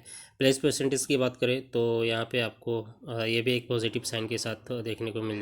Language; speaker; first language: Hindi; native; Hindi